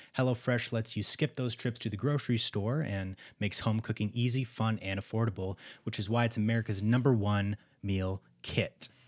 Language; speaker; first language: English; native; English